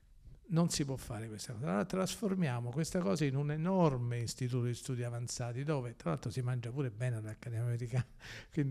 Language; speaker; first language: Italian; native; Italian